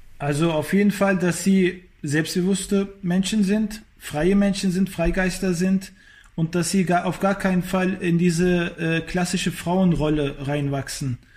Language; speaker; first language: German; early bilingual, other home language; Turkish